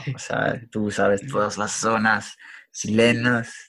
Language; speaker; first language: Spanish; non-native, learner; English